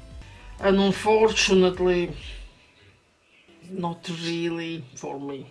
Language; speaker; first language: English; non-native, fluent; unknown